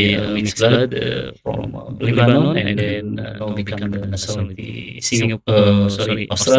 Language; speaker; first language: English; non-native, learner; Indonesian